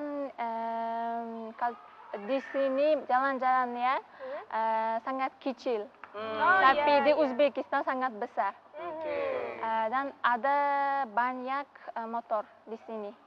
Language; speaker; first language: Indonesian; non-native, learner; Uzbek